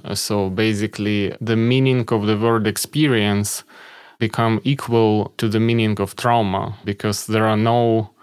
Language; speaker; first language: English; non-native, fluent; Ukrainian